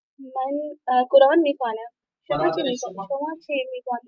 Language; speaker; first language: Persian; non-native, learner; Urdu